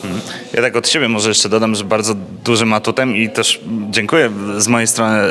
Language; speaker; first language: Polish; native; Polish